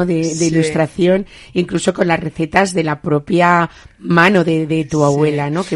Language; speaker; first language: Spanish; native; Spanish